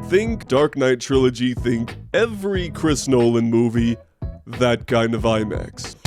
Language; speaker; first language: English; native; English